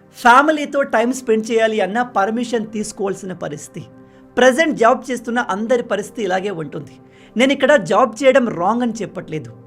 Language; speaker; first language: Telugu; non-native, local second language; Lambadi